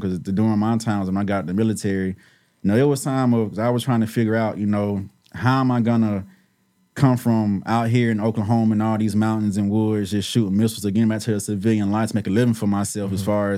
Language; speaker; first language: English; native; English